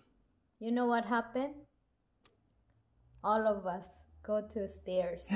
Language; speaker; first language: English; non-native, local second language; Cebuano